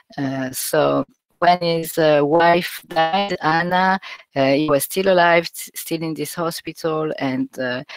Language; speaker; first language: English; non-native, fluent; French